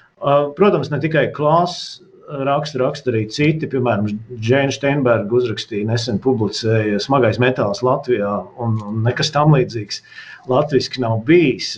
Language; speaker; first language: Latvian; native; Latvian